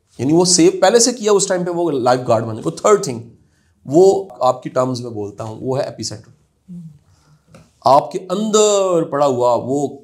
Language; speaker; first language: Urdu; non-native, local second language; Punjabi